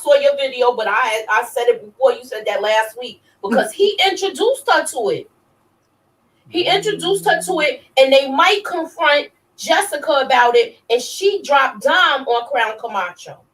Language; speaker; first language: English; native; English